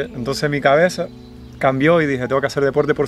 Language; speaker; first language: Spanish; native; Spanish